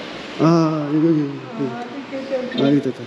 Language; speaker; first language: Korean; native; Korean